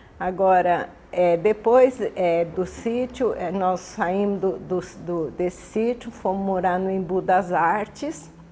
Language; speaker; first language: Portuguese; early bilingual, other home language; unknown